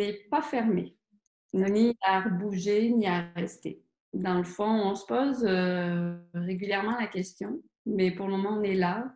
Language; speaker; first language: French; native; French